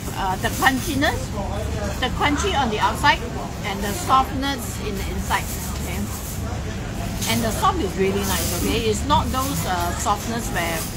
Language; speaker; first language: English; non-native, local second language; Cantonese